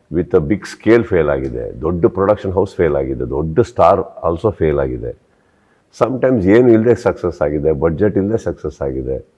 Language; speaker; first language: Kannada; native; Kannada